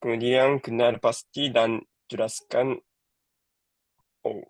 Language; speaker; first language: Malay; non-native, learner; Japanese